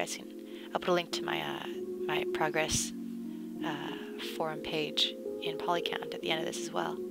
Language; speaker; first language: English; native; English